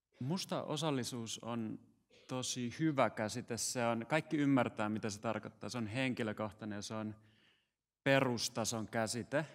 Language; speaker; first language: Finnish; native; Finnish